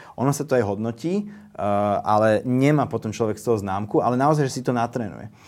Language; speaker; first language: Slovak; native; Slovak